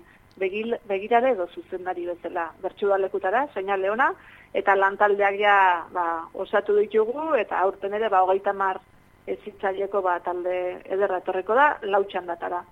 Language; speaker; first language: Basque; native; Basque